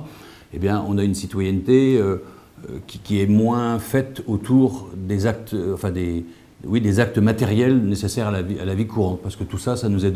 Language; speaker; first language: French; native; French